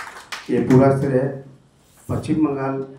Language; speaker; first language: Hindi; native; Hindi